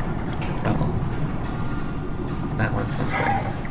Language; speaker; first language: English; native; English